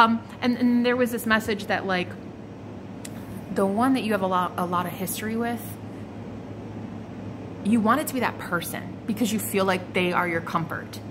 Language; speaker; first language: English; native; English